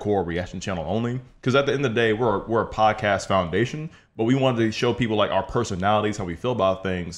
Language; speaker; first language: English; native; English